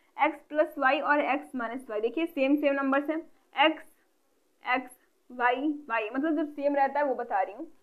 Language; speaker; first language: Hindi; native; Hindi